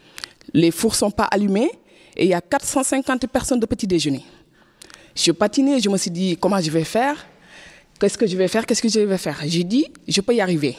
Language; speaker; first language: French; non-native, fluent; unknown